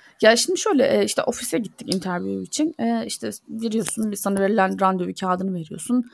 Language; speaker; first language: Turkish; native; Turkish